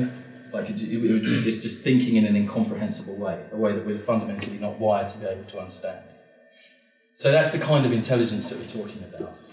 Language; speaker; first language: English; native; English